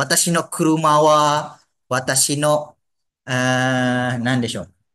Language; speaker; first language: Japanese; non-native, fluent; Malay